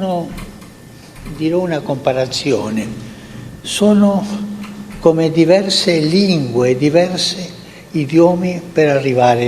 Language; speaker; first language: Italian; non-native, fluent; Spanish